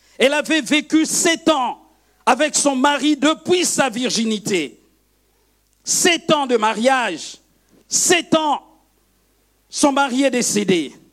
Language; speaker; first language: French; non-native, local second language; Lingala